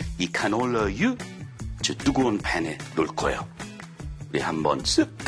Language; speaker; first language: Korean; non-native, fluent; English